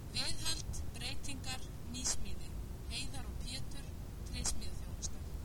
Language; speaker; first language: Icelandic; native; Icelandic